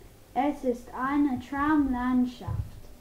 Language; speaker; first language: German; non-native, learner; English